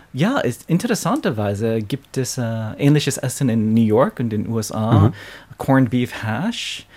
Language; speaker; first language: German; non-native, learner; English